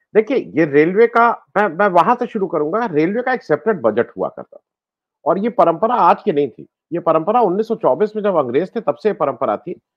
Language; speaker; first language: Hindi; native; Hindi